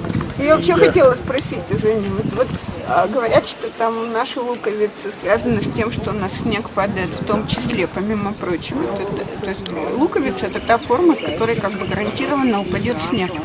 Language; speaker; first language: Russian; native; Russian